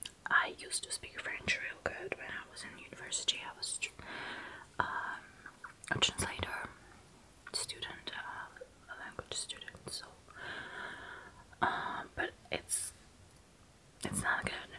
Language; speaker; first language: English; non-native, fluent; Russian